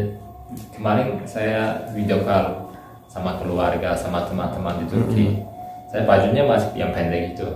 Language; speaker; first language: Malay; non-native, learner; Turkish